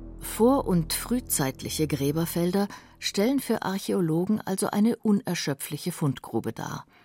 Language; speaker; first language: German; native; German